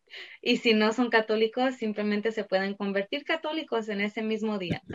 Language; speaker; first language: Spanish; early bilingual, heritage; Spanish